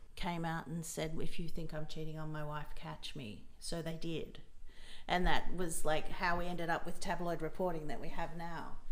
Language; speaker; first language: English; native; English